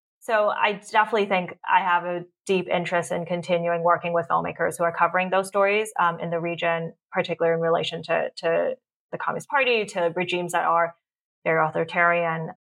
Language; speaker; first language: English; early bilingual, other home language; Cantonese